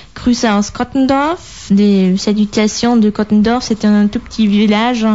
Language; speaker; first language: French; non-native, fluent; German